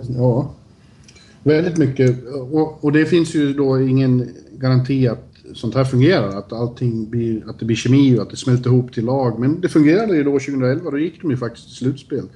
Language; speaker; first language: Swedish; native; Swedish